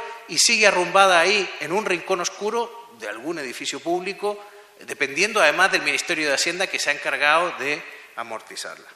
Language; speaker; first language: Spanish; native; Spanish